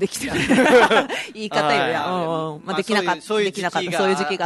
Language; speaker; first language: Japanese; native; Japanese